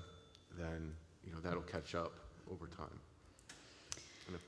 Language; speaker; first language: English; native; English